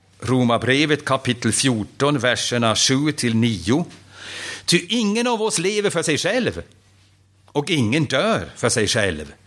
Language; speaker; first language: Swedish; non-native, fluent; German